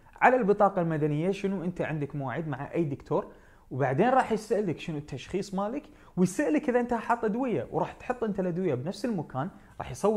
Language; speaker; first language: Arabic; native; Arabic